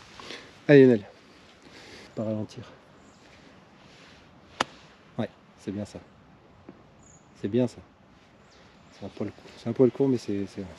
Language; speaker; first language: French; native; French